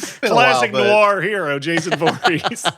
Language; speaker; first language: English; native; English